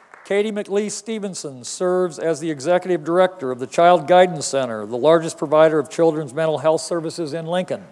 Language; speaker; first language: English; native; English